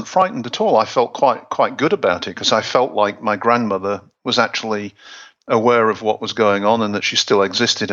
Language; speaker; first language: English; native; English